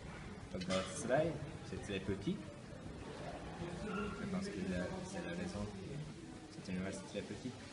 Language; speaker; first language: French; non-native, learner; Turkish